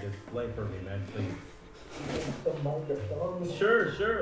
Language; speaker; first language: English; non-native, fluent; Indonesian